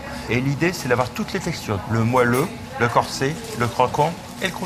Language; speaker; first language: French; native; French